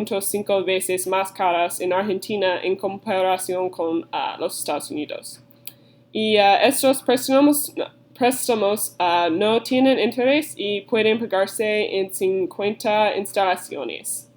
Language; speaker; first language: Spanish; non-native, learner; English